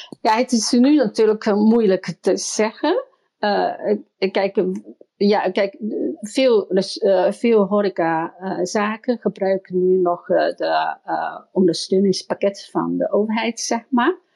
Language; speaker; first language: Dutch; non-native, fluent; Chinese